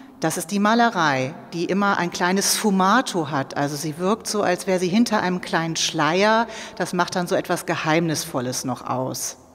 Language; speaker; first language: German; native; German